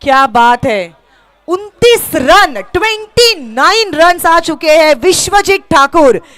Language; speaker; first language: Hindi; non-native, local second language; Marathi